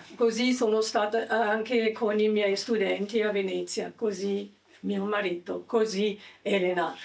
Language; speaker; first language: Italian; non-native, learner; German